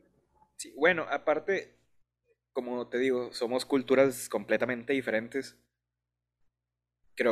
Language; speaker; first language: Spanish; native; Spanish